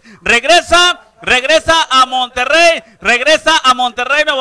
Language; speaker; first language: Spanish; native; Spanish